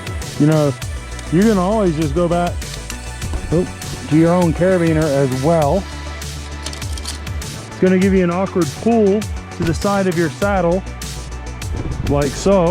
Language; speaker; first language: English; native; English